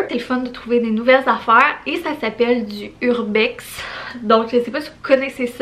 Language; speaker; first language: French; native; French